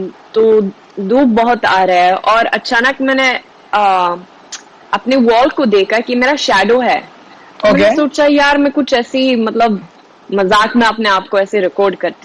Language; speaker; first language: Hindi; non-native, fluent; Swedish